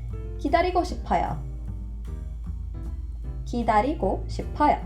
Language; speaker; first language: Korean; non-native, fluent; English